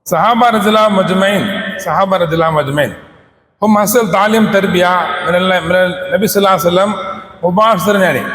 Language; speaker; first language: Arabic; non-native, learner; Indonesian